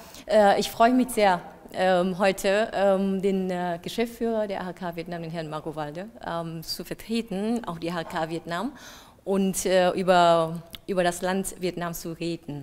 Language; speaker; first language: German; non-native, fluent; Vietnamese